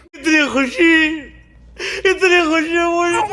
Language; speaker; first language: Hindi; non-native, local second language; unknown